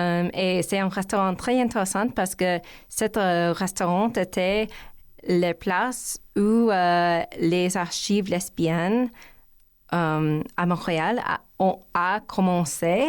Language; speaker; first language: French; non-native, learner; English